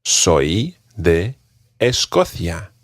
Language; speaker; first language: Spanish; non-native, fluent; English